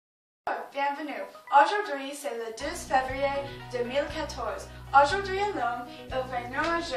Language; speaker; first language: French; non-native, learner; English